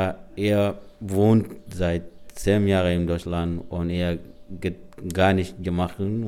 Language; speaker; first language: German; non-native, learner; Arabic